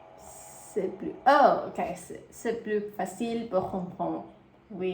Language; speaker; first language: French; non-native, learner; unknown